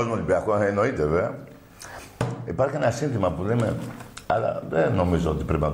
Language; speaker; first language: Greek; native; Greek